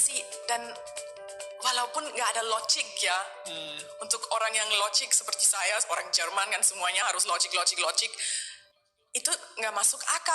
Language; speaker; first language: Indonesian; non-native, fluent; German